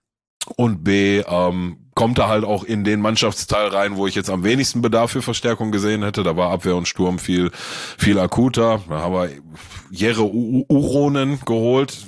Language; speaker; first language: German; native; German